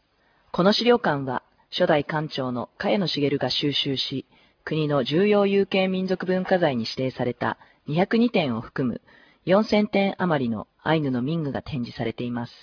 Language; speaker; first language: Japanese; native; Japanese